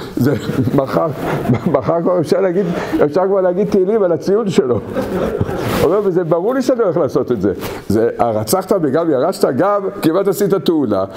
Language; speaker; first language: Hebrew; native; Hebrew